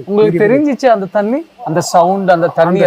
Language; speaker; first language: Tamil; non-native, local second language; Telugu